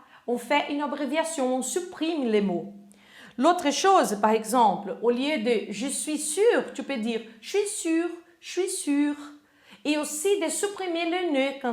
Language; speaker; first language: French; non-native, fluent; Portuguese